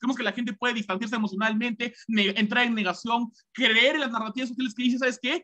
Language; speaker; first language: Spanish; native; Spanish